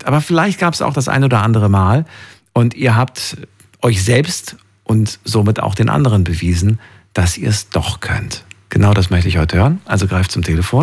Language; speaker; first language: German; native; German